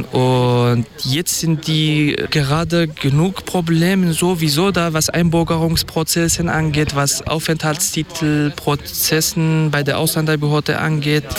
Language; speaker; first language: German; non-native, fluent; Kurdish